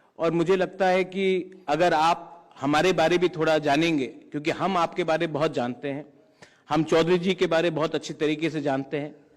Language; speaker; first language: Hindi; non-native, local second language; Kok Borok